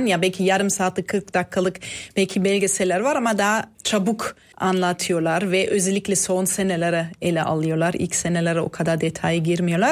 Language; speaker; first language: Turkish; non-native, fluent; German